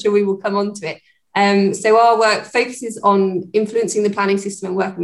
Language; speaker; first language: English; native; English